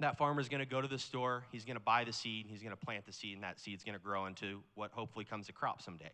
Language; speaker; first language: English; native; English